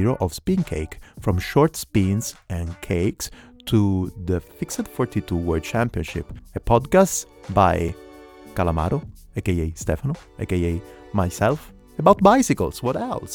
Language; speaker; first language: English; non-native, fluent; Italian